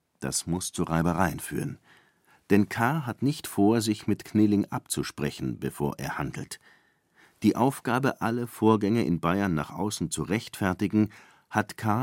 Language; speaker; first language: German; native; German